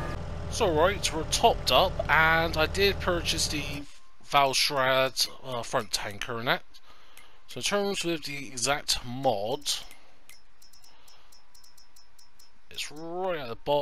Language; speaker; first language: English; native; English